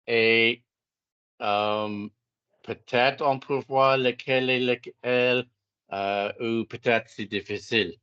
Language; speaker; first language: French; non-native, fluent; English